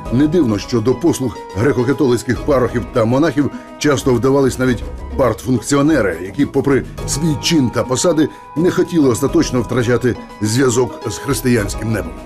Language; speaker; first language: Ukrainian; native; Ukrainian